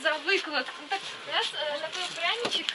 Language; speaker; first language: Russian; native; Russian